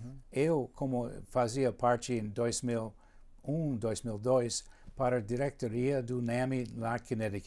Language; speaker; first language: Portuguese; non-native, fluent; English